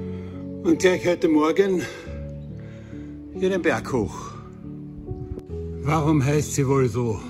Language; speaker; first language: German; native; German